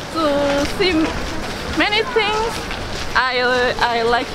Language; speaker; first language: English; non-native, learner; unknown